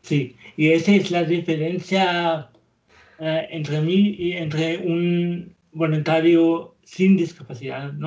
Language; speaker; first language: Spanish; non-native, learner; German